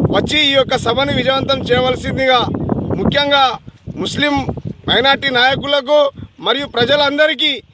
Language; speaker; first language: Telugu; non-native, local second language; Urdu